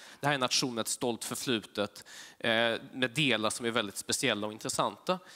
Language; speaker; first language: Swedish; early bilingual, other home language; Polish